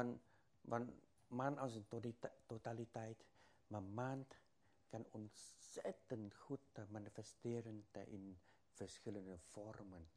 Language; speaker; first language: Dutch; non-native, fluent; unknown